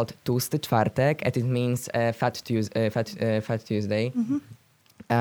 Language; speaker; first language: English; non-native, learner; Polish